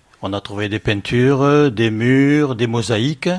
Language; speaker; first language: French; native; French